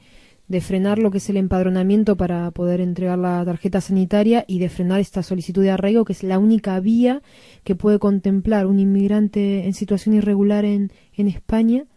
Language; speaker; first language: Spanish; native; Spanish